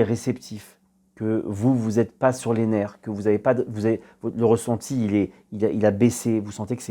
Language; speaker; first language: French; native; French